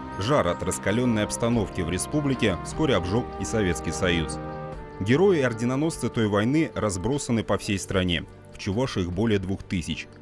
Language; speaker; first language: Russian; native; Russian